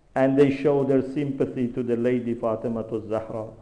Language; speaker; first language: English; non-native, fluent; Persian